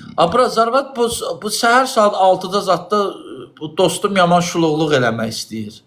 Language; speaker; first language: Azerbaijani; native; Azerbaijani